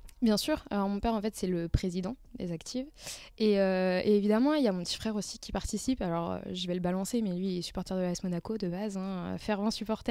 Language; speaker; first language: French; native; French